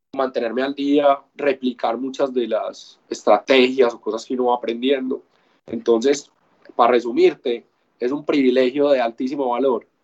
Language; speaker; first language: Spanish; native; Spanish